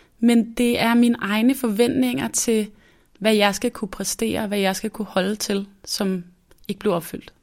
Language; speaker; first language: Danish; native; Danish